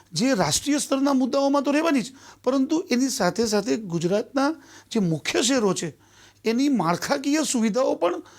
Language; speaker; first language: Gujarati; native; Gujarati